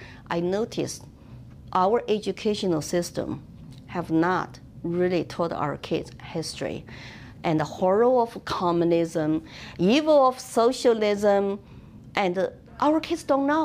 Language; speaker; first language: English; non-native, fluent; Chinese